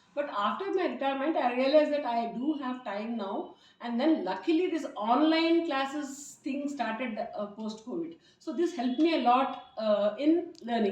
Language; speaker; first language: English; non-native, local second language; Telugu